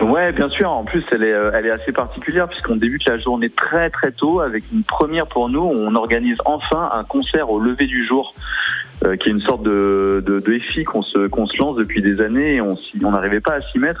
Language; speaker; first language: French; native; French